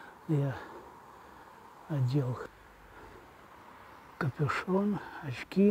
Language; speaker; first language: Russian; native; Russian